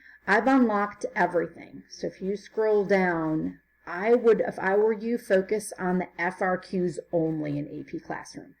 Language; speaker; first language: English; native; English